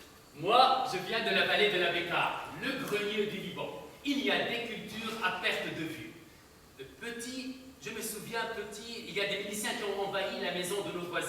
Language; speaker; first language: French; non-native, local second language; Arabic